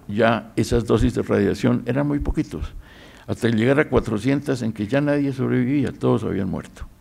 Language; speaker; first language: Spanish; native; Spanish